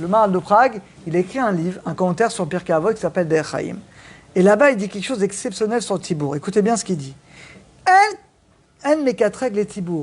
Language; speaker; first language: French; native; French